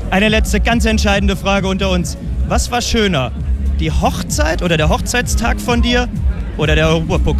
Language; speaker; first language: German; native; German